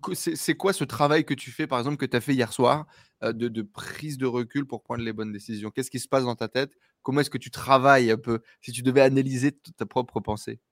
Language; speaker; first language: French; native; French